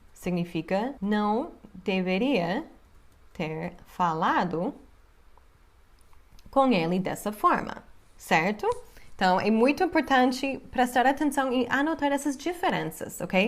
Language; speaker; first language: Portuguese; non-native, fluent; English